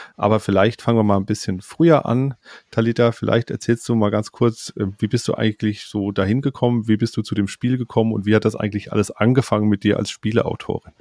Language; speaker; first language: German; native; German